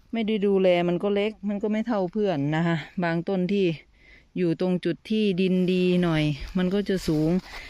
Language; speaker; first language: Thai; non-native, local second language; Lao